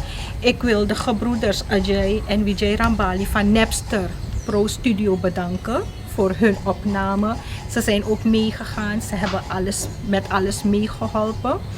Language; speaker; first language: Dutch; non-native, local second language; Caribbean Hindustani